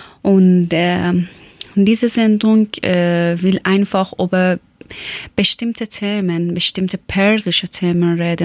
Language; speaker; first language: German; non-native, learner; Persian